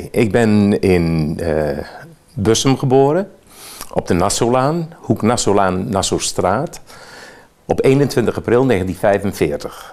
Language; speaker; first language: Dutch; early bilingual, heritage; Dutch